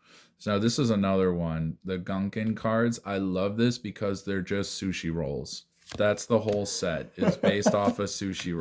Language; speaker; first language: English; native; English